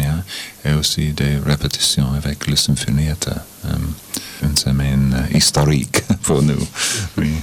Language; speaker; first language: French; non-native, learner; English